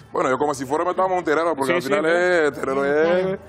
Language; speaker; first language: Spanish; non-native, learner; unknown